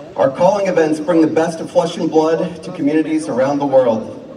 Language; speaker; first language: English; native; English